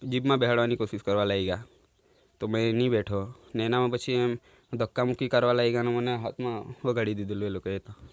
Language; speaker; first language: Gujarati; non-native, local second language; Gamit